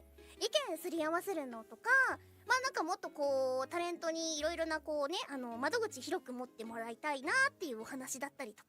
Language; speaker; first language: Japanese; native; Japanese